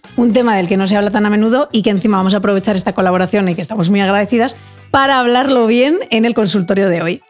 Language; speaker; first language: Spanish; native; Spanish